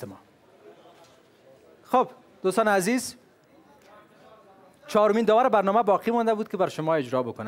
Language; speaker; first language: Persian; native; Persian